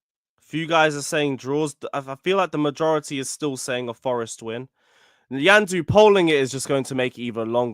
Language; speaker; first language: English; native; English